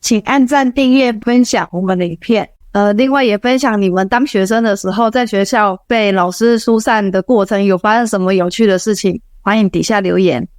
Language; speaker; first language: Chinese; native; Chinese